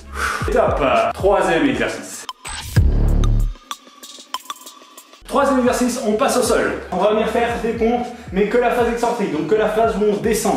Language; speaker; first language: French; native; French